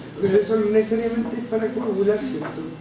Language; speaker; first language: Spanish; native; Spanish